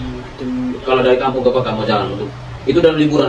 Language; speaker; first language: Indonesian; native; Indonesian